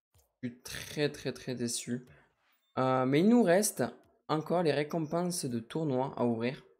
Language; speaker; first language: French; native; French